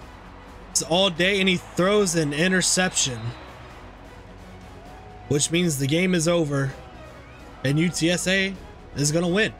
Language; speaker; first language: English; native; English